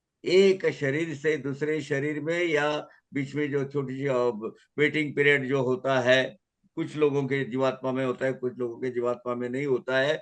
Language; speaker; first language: Hindi; native; Hindi